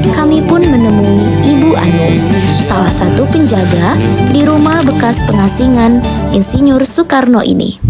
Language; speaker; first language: Indonesian; native; Indonesian